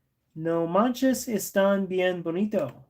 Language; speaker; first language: Spanish; non-native, learner; English